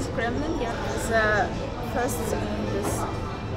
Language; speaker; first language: English; non-native, learner; Russian